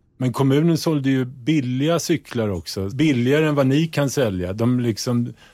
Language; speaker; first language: Swedish; native; Swedish